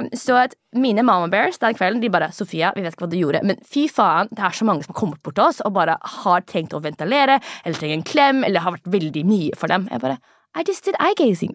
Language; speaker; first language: Norwegian; early bilingual, other home language; English